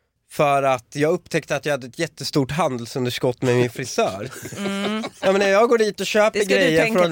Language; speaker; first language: Swedish; early bilingual, other home language; Persian